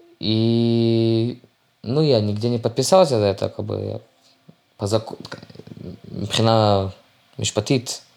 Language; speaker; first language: Russian; early bilingual, heritage; Russian